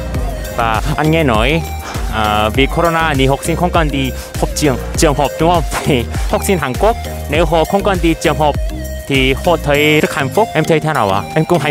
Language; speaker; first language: Vietnamese; non-native, learner; Korean